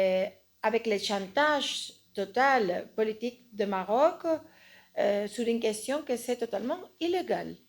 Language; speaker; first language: French; non-native, fluent; Spanish